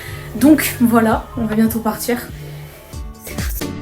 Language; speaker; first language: French; native; French